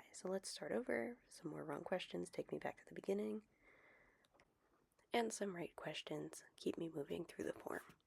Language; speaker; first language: English; native; English